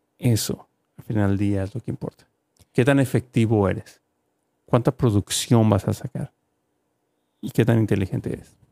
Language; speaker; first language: Spanish; native; Spanish